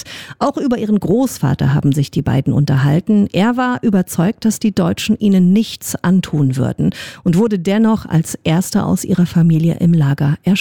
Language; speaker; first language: German; native; German